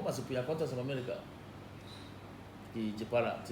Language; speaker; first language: Indonesian; non-native, fluent; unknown